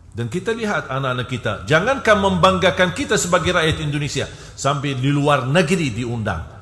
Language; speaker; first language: Malay; non-native, fluent; Arabic